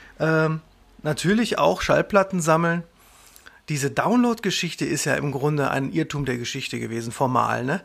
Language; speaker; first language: German; native; German